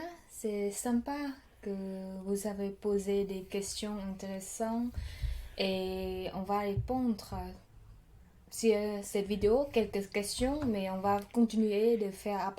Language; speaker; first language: French; non-native, learner; Khmer